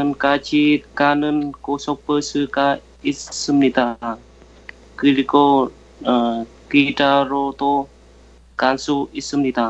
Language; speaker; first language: Korean; non-native, learner; Vietnamese